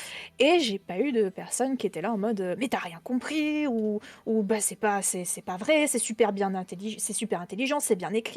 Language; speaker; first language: French; native; French